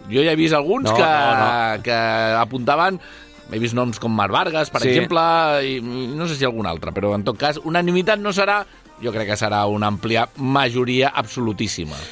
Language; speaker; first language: Catalan; native; Catalan